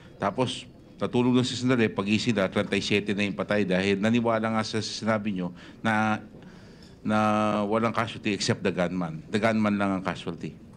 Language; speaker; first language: Filipino; native; Filipino